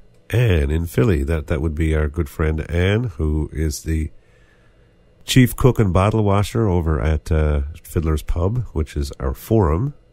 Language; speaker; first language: English; native; English